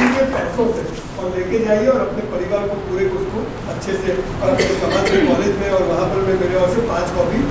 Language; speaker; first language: Hindi; non-native, local second language; Gujarati